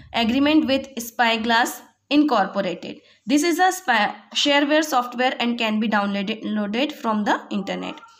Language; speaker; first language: Hindi; native; Hindi